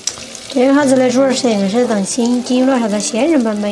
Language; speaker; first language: Chinese; native; Chinese